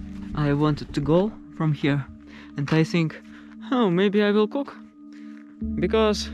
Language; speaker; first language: English; non-native, learner; Russian